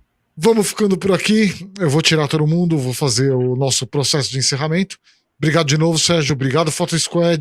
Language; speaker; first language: Portuguese; native; Portuguese